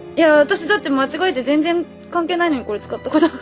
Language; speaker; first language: Japanese; native; Japanese